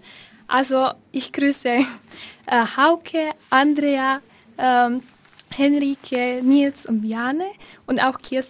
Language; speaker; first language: German; non-native, learner; Slovak